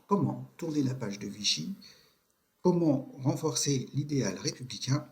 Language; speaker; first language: French; native; French